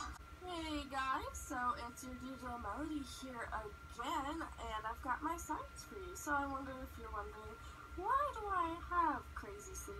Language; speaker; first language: English; native; English